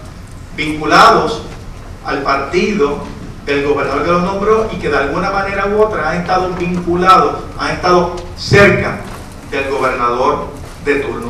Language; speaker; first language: Spanish; native; Spanish